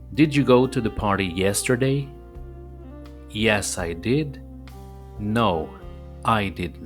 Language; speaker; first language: English; non-native, fluent; Spanish